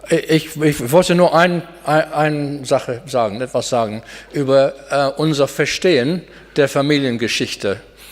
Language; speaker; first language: German; non-native, fluent; English